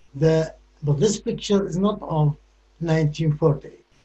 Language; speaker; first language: English; non-native, fluent; Arabic